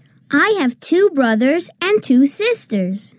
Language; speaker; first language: English; non-native, learner; Vietnamese